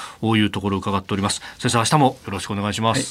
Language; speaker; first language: Japanese; native; Japanese